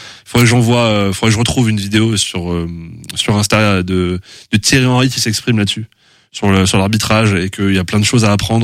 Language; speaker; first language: French; native; French